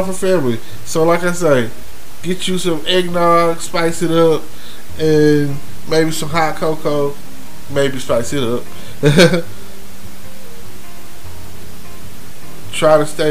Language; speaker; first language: English; native; English